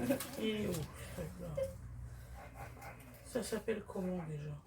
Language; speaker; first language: French; native; French